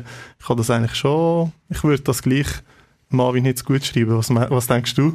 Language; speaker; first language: German; native; German